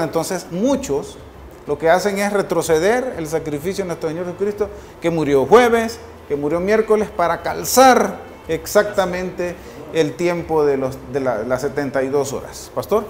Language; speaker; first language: Spanish; native; Spanish